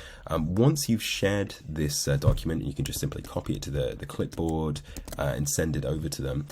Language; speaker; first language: English; native; English